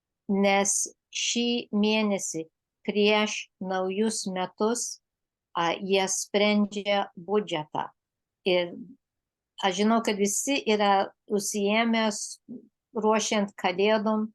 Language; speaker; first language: Lithuanian; early bilingual, heritage; Lithuanian